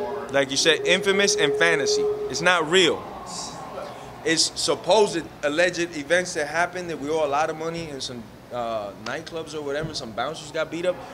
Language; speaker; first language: English; early bilingual, other home language; Spanish